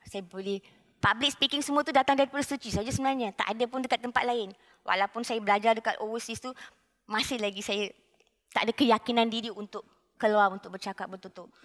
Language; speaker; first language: Malay; non-native, local second language; Tamil